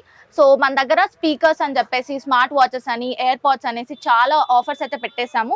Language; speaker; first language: Telugu; native; Telugu